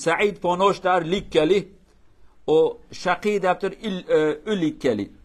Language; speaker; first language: Swedish; non-native, learner; Kurdish